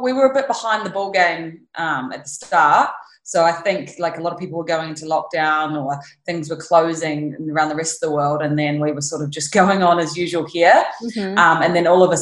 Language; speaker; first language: English; native; English